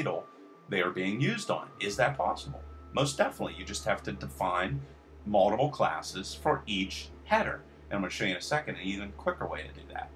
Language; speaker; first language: English; native; English